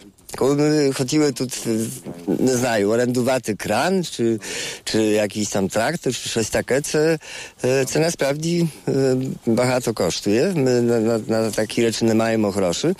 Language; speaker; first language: Ukrainian; non-native, fluent; Polish